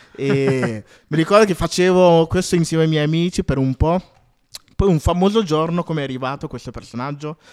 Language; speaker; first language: Italian; early bilingual, other home language; Akan